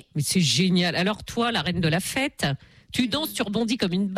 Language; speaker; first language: French; native; French